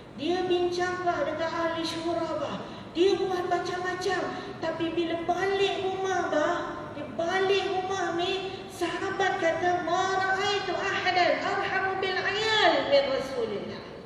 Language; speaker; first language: Malay; native; Malay